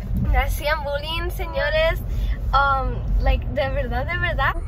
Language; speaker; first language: Spanish; early bilingual, other home language; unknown